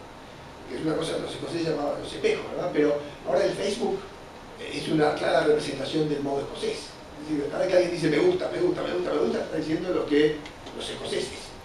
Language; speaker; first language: Spanish; native; Spanish